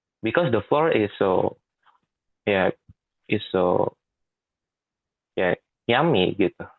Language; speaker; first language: English; non-native, learner; Indonesian